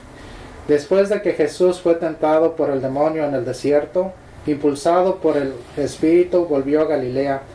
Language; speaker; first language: Spanish; native; Spanish